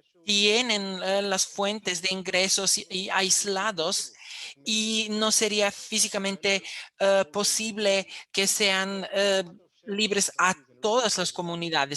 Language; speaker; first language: Spanish; non-native, fluent; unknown